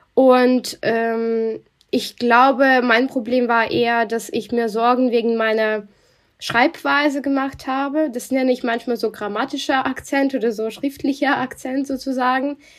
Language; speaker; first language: German; non-native, fluent; Russian